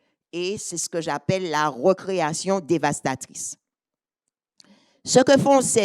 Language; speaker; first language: French; native; French